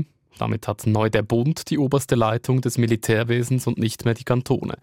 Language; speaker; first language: German; native; German